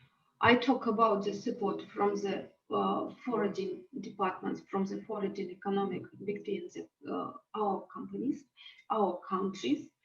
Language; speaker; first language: English; non-native, learner; Russian